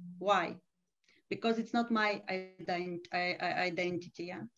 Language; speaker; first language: English; non-native, learner; Romanian